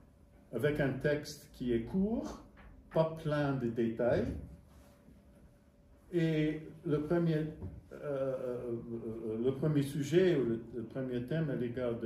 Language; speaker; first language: French; non-native, fluent; English